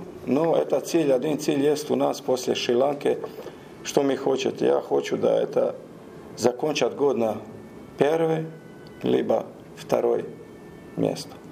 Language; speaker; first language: Russian; non-native, learner; Croatian